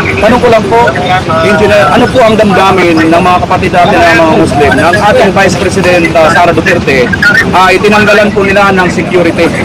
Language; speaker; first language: Filipino; native; Filipino